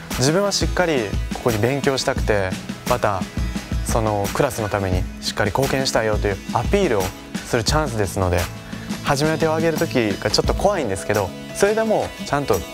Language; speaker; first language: Japanese; native; Japanese